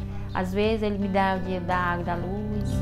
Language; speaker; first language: Portuguese; native; Portuguese